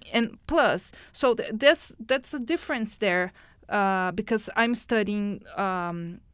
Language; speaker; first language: English; non-native, fluent; Portuguese